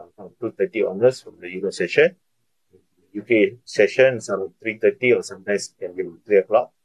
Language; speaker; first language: English; non-native, local second language; Malay